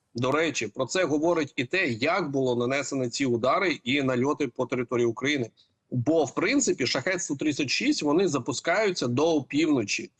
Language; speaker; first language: Ukrainian; native; Ukrainian